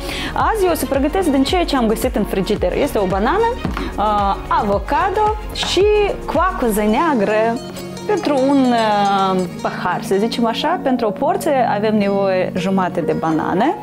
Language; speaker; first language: Romanian; non-native, local second language; Russian